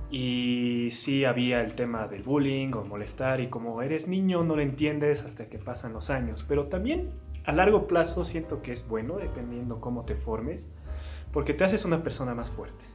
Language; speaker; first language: Spanish; native; Spanish